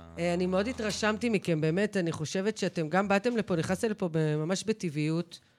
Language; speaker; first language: Hebrew; native; Hebrew